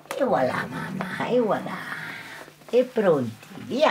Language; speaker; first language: French; native; French